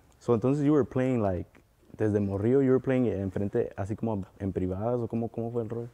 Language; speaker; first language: Spanish; early bilingual, heritage; Spanish